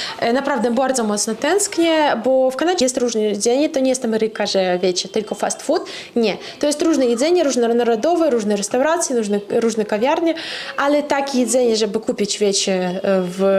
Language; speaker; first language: Polish; non-native, fluent; Russian